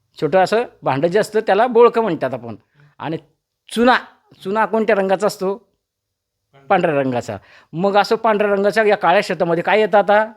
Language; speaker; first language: Marathi; native; Marathi